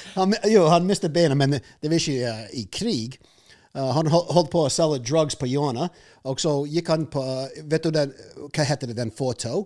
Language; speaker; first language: Norwegian; non-native, fluent; English